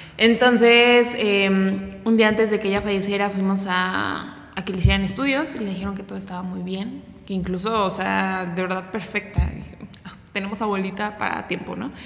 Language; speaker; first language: Spanish; native; Spanish